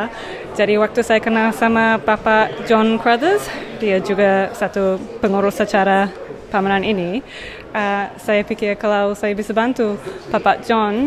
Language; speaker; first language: Indonesian; non-native, fluent; English